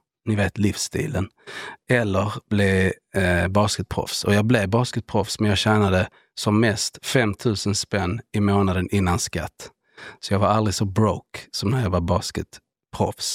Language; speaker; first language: Swedish; native; Swedish